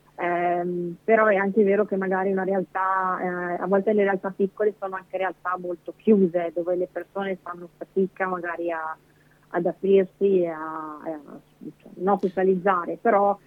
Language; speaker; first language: Italian; native; Italian